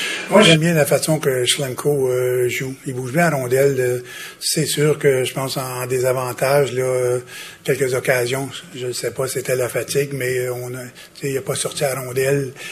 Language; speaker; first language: French; native; French